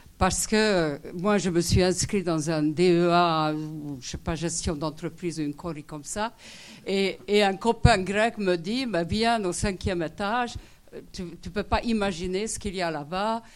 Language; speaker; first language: French; non-native, fluent; Hungarian